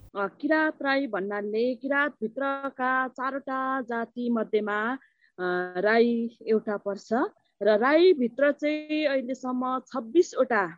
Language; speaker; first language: Nepali; non-native, local second language; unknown